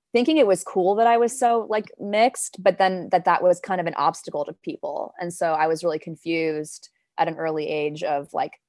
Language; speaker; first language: English; early bilingual, other home language; Danish